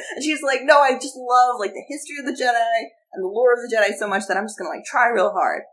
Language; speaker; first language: English; native; English